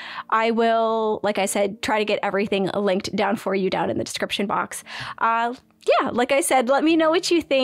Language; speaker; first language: English; native; English